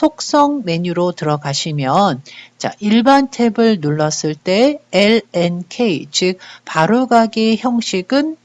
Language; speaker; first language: Korean; native; Korean